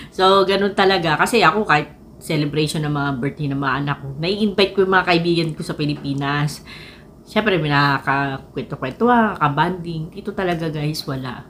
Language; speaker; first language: Filipino; native; Filipino